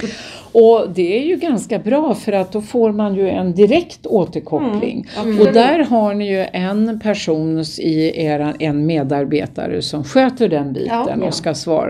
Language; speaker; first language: Swedish; native; Swedish